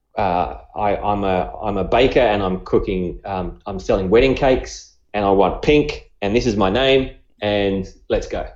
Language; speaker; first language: English; native; English